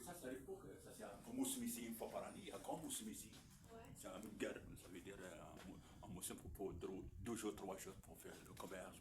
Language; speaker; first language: French; non-native, local second language; Arabic